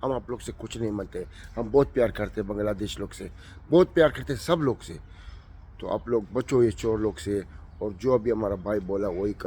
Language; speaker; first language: Hindi; non-native, learner; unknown